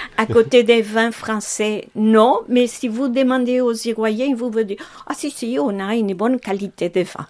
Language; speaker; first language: French; non-native, fluent; Spanish